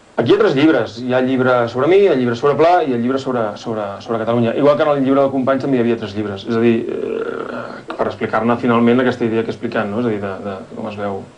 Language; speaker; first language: Catalan; native; Catalan